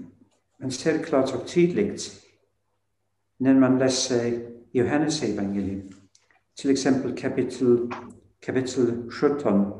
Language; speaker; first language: Swedish; non-native, fluent; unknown